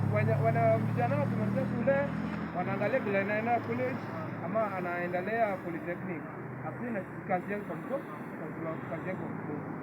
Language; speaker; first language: Swahili; non-native, local second language; Luo (Kenya and Tanzania)